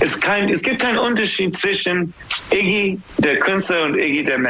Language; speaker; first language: German; non-native, fluent; English